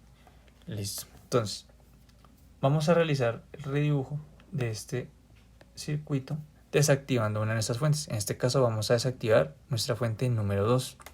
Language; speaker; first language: Spanish; native; Spanish